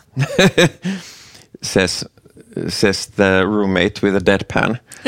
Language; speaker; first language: English; non-native, fluent; Finnish